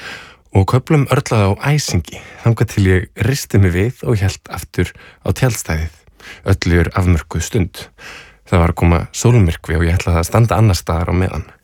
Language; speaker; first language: Icelandic; native; Icelandic